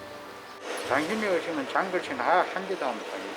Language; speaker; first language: Korean; native; Korean